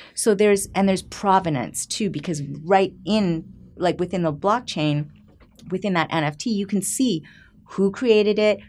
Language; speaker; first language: English; native; English